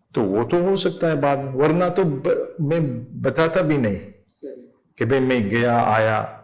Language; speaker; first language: Urdu; non-native, fluent; English